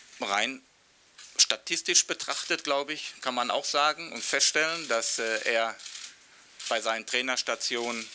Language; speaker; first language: German; native; German